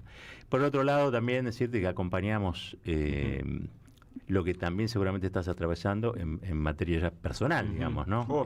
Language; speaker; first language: Spanish; native; Spanish